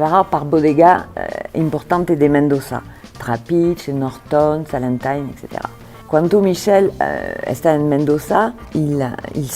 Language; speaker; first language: Spanish; non-native, fluent; French